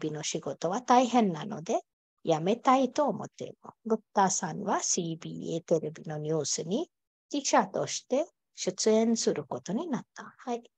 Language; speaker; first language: Japanese; non-native, fluent; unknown